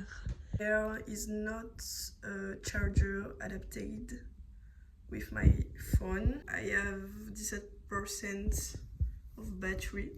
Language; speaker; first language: English; non-native, learner; French